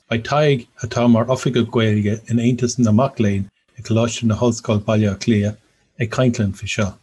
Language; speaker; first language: Irish; non-native, local second language; English